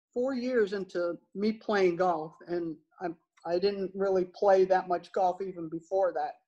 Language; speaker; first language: English; native; English